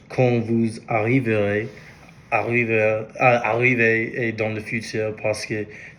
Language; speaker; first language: French; non-native, learner; English